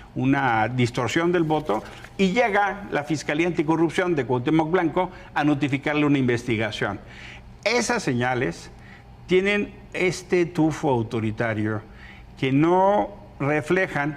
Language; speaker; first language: Spanish; native; Spanish